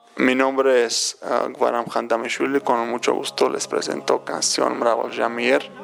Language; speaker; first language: Spanish; non-native, fluent; Georgian